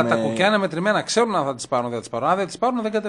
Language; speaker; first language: Greek; native; Greek